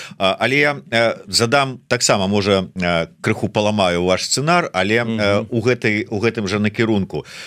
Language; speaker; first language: Belarusian; native; Belarusian